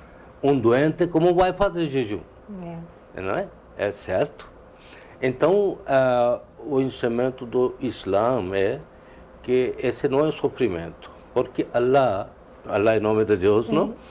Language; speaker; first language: Portuguese; non-native, learner; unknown